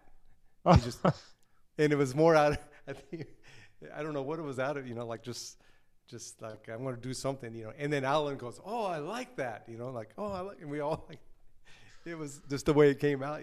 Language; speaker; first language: English; native; English